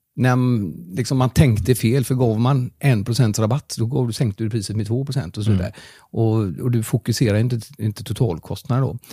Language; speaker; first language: Swedish; non-native, fluent; German